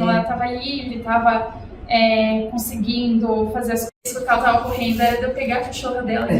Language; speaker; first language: Portuguese; native; Portuguese